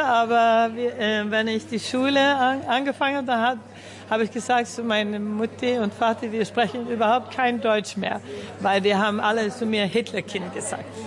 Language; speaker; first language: German; early bilingual, heritage; German